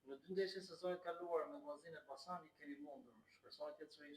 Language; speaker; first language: Albanian; native; Albanian